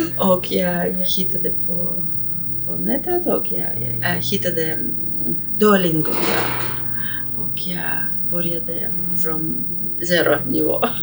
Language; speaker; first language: Swedish; non-native, learner; Russian